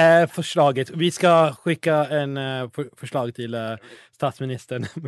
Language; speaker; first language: Swedish; non-native, learner; English